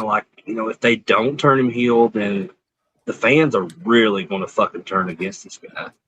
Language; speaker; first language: English; native; English